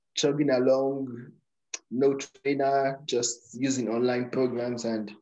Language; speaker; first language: English; non-native, local second language; Yoruba